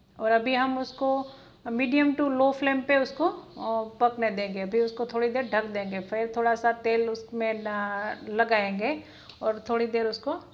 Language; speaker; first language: Hindi; non-native, local second language; Gujarati